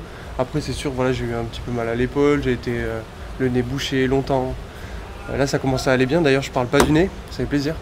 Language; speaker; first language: French; native; French